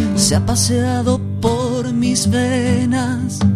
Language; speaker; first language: Spanish; native; Spanish